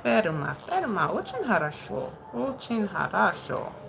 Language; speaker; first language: Russian; non-native, learner; English